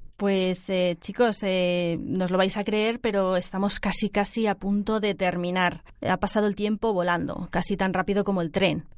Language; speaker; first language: Spanish; native; Spanish